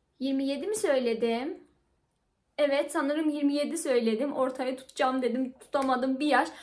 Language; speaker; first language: Turkish; non-native, fluent; Persian